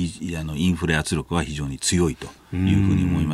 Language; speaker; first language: Japanese; native; Japanese